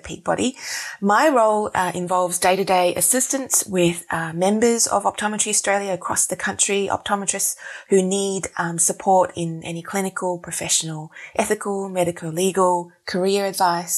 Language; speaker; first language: English; native; English